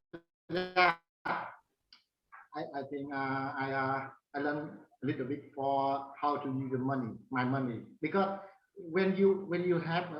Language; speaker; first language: English; non-native, learner; Vietnamese